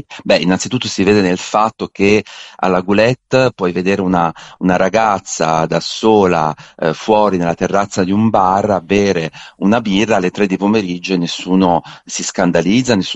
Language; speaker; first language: Italian; native; Italian